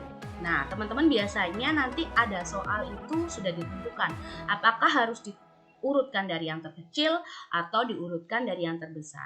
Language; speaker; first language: Indonesian; native; Indonesian